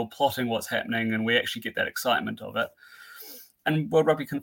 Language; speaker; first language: English; native; English